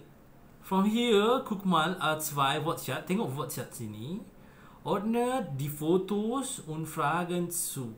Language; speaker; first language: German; non-native, learner; Malay